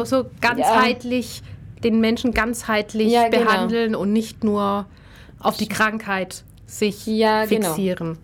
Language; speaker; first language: German; native; German